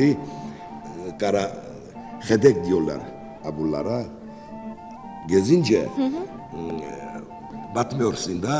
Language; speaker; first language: Turkish; non-native, learner; Georgian